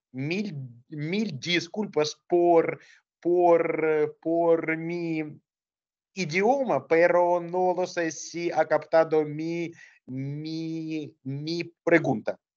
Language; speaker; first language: Spanish; non-native, learner; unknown